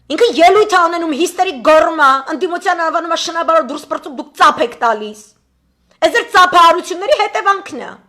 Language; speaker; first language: Armenian; native; Armenian